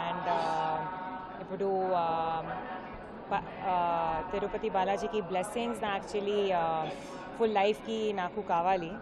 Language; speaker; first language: Telugu; non-native, learner; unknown